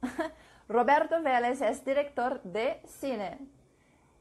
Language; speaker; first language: Spanish; non-native, learner; English